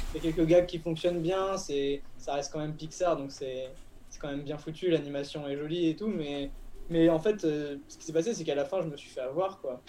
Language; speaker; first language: French; native; French